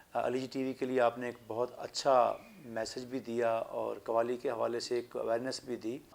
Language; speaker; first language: Urdu; native; Urdu